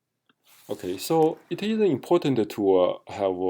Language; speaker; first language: English; non-native, fluent; Chinese